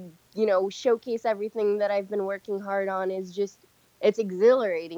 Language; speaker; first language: English; native; English